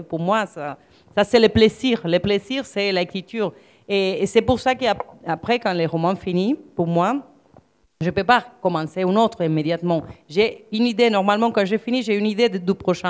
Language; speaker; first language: French; non-native, fluent; Spanish